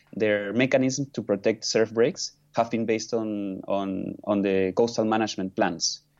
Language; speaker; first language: English; non-native, fluent; Spanish